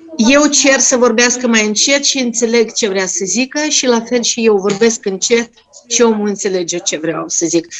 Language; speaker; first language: Romanian; non-native, fluent; Russian